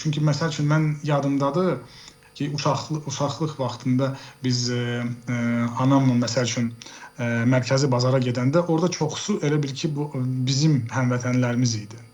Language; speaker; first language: Azerbaijani; early bilingual, heritage; Azerbaijani